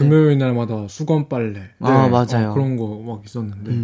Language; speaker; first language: Korean; native; Korean